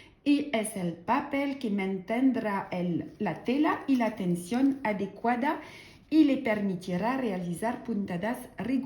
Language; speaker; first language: Spanish; non-native, learner; French